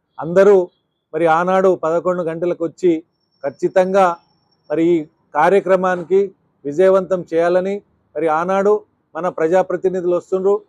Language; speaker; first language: Telugu; non-native, local second language; Lambadi